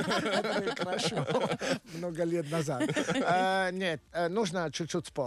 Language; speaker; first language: Russian; non-native, learner; Italian